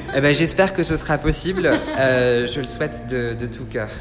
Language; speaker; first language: Spanish; non-native, learner; French